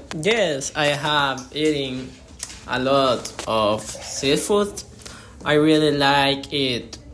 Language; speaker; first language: English; non-native, learner; Spanish